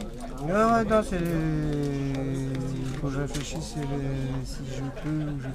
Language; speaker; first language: French; native; French